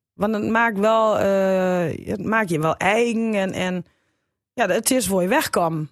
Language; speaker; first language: Dutch; native; Dutch